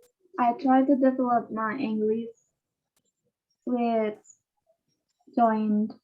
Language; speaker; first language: English; non-native, learner; Indonesian